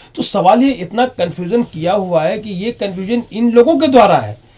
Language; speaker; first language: Hindi; native; Hindi